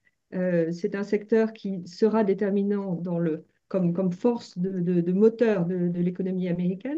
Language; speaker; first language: French; native; French